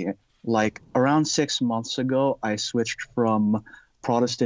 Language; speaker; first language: English; non-native, local second language; Filipino